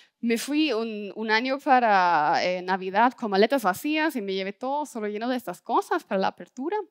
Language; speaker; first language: Spanish; non-native, fluent; German